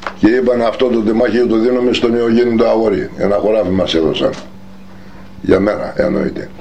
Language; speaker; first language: Greek; non-native, local second language; Turkish